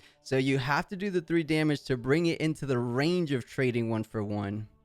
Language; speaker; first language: English; native; English